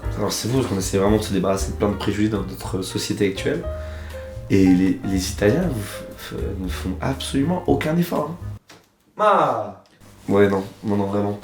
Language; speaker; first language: French; native; French